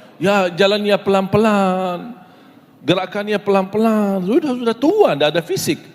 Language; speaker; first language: Indonesian; non-native, fluent; Arabic